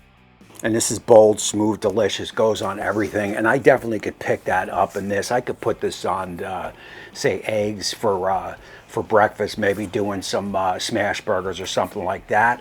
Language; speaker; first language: English; native; English